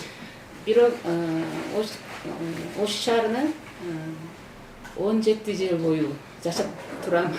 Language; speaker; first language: Kyrgyz; non-native, fluent; Korean